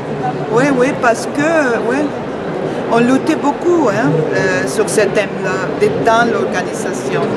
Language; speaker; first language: French; non-native, fluent; Spanish